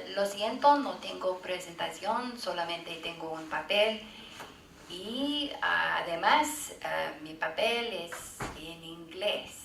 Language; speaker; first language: Spanish; non-native, learner; English